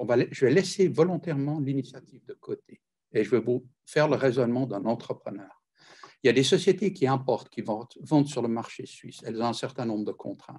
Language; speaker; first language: French; native; French